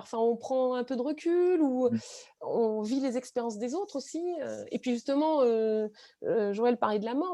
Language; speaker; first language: French; native; French